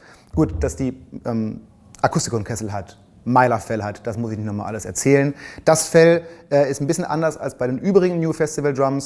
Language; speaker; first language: German; native; German